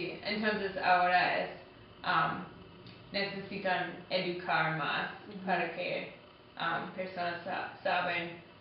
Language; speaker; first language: Spanish; non-native, learner; English